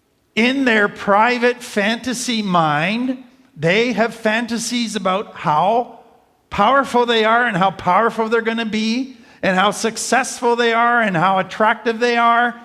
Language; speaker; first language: English; native; English